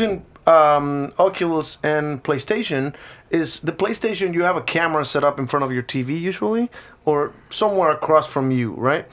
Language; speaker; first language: English; non-native, fluent; Spanish